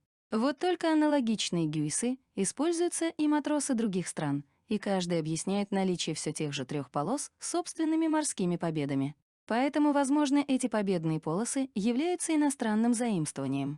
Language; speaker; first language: Russian; native; Russian